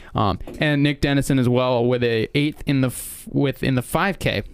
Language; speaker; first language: English; native; English